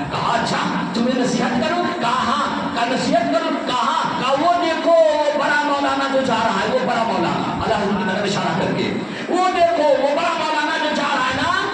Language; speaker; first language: Urdu; native; Urdu